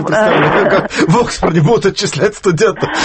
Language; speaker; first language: Russian; native; Russian